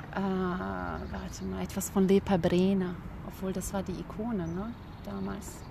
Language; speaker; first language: German; early bilingual, other home language; Bosnian